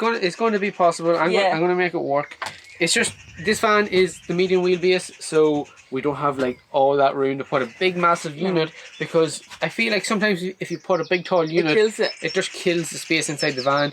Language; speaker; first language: English; native; English